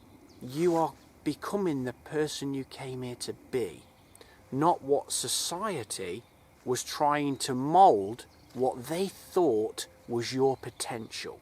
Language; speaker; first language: English; native; English